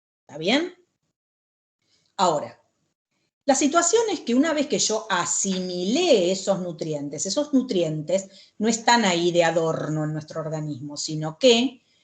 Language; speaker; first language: Spanish; native; Spanish